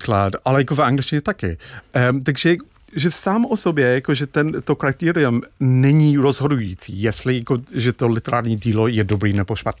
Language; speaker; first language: Czech; non-native, fluent; English